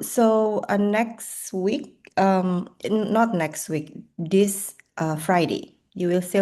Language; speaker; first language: English; non-native, fluent; Indonesian